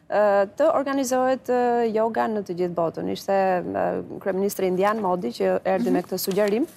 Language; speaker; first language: Albanian; native; Albanian